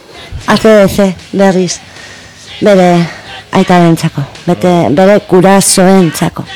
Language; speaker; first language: Basque; non-native, local second language; Spanish